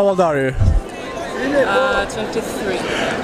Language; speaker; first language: English; non-native, learner; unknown